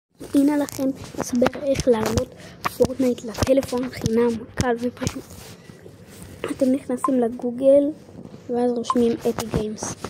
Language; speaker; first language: Hebrew; native; Hebrew